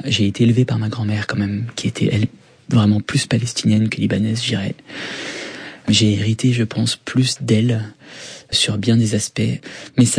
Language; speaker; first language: French; native; French